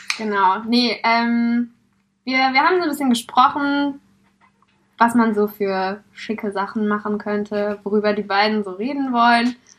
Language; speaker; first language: German; native; German